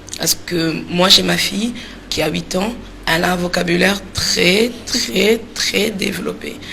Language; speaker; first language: French; native; French